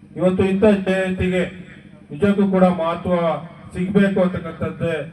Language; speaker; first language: Kannada; native; Kannada